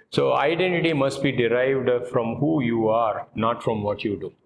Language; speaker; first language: English; non-native, local second language; Tamil